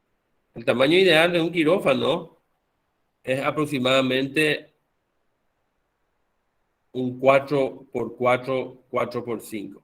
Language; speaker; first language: Spanish; native; Spanish